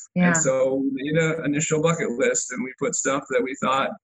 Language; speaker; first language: English; native; English